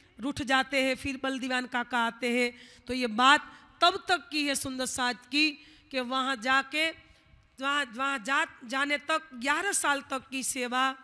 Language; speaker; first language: Hindi; non-native, local second language; Gujarati